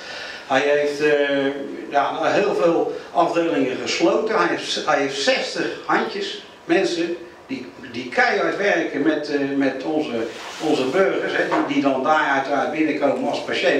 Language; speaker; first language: Dutch; native; Dutch